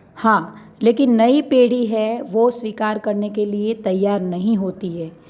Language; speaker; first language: Hindi; non-native, local second language; Gujarati